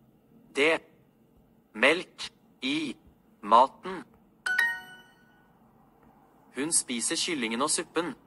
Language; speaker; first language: Norwegian; non-native, learner; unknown